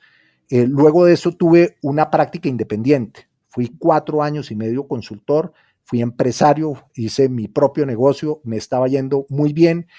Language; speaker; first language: Spanish; native; Spanish